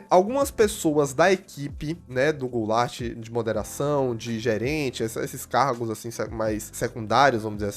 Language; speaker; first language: Portuguese; native; Portuguese